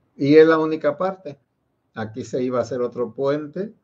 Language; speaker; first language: Spanish; native; Spanish